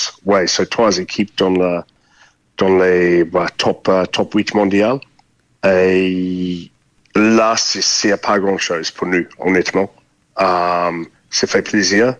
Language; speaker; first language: French; non-native, fluent; English